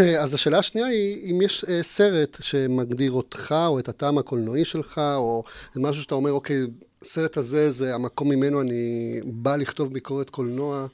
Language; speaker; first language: Hebrew; native; Hebrew